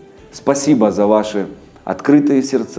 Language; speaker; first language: Russian; native; Russian